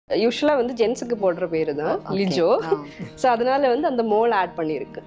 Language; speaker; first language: Tamil; non-native, local second language; Malayalam